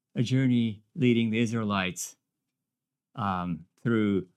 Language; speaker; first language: English; non-native, fluent; Japanese